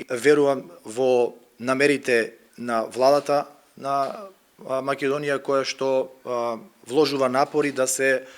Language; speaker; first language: Macedonian; native; Macedonian